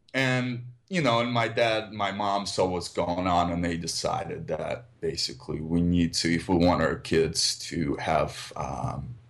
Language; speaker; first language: English; early bilingual, other home language; Russian